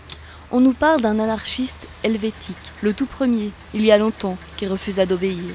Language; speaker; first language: French; native; French